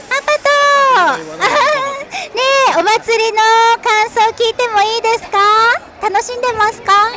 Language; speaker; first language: Japanese; native; Japanese